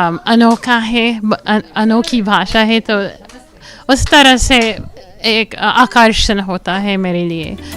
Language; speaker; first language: Hindi; non-native, fluent; English